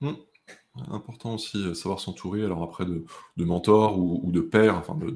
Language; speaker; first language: French; native; French